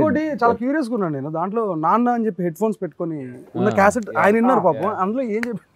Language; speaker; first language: Telugu; native; Telugu